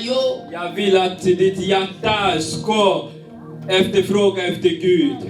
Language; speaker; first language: Swedish; non-native, learner; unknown